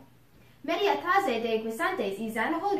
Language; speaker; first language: Spanish; non-native, learner; English